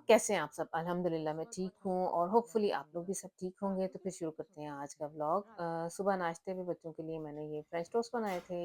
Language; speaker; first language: Urdu; non-native, local second language; Punjabi